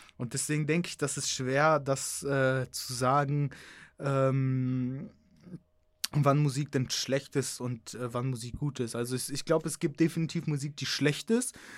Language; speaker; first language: German; early bilingual, other home language; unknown